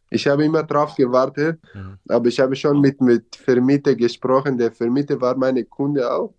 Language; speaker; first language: German; non-native, fluent; Kurdish